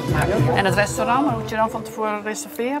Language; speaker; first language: Dutch; native; Dutch